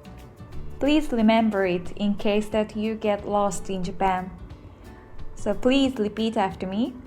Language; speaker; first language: English; non-native, fluent; Japanese